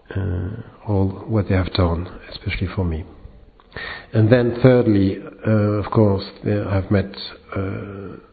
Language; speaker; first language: English; non-native, fluent; French